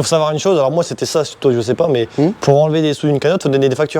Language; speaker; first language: French; native; French